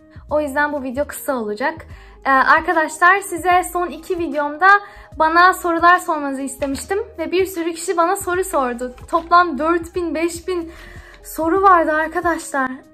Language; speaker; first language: Turkish; early bilingual, heritage; Turkish